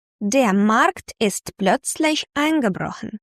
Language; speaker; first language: German; non-native, fluent; Ukrainian